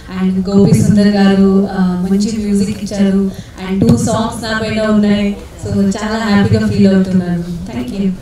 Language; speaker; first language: Telugu; non-native, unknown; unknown